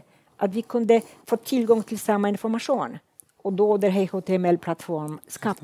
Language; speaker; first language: Swedish; non-native, fluent; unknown